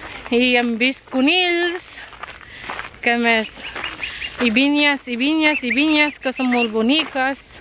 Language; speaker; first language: Catalan; non-native, learner; Filipino